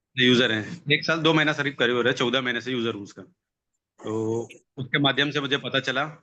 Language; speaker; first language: Hindi; native; Hindi